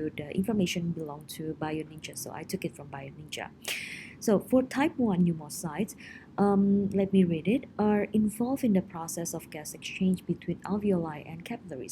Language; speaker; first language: English; non-native, fluent; Indonesian